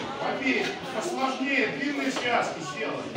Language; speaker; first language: Russian; native; Russian